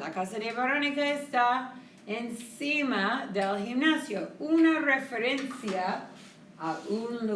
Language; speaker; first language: Spanish; non-native, fluent; English